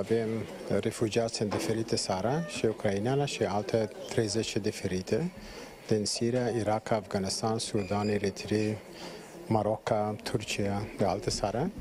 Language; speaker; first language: Romanian; non-native, learner; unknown